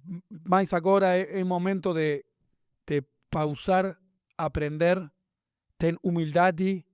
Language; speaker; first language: Portuguese; non-native, learner; Spanish